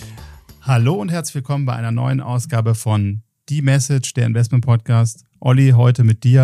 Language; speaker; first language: German; native; German